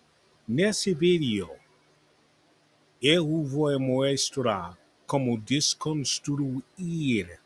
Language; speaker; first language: Portuguese; non-native, learner; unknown